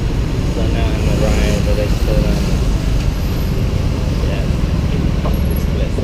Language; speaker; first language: English; non-native, learner; Khmer